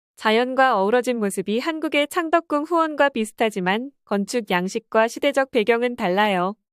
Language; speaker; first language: Korean; native; Korean